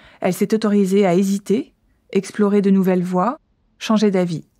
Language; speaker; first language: French; native; French